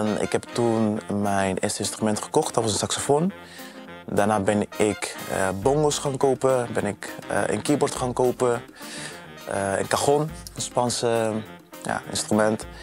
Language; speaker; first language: Dutch; non-native, fluent; Yoruba